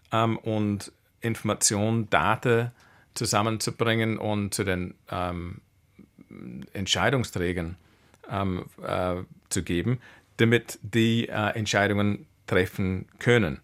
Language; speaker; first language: German; non-native, fluent; English